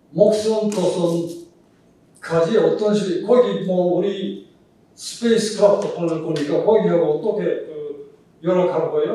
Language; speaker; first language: Korean; early bilingual, heritage; Japanese